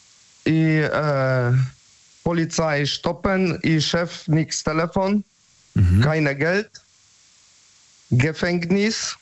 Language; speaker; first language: German; non-native, learner; Polish